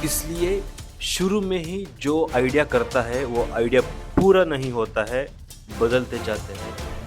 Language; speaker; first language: Hindi; non-native, local second language; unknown